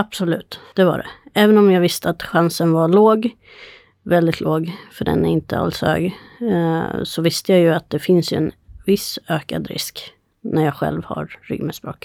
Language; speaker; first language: Swedish; native; Swedish